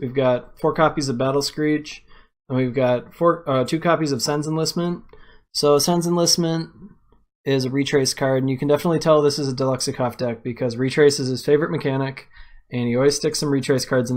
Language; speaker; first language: English; native; English